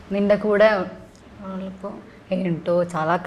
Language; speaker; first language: Telugu; non-native, learner; Malayalam